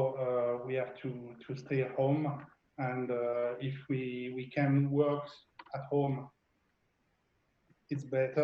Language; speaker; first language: English; non-native, learner; French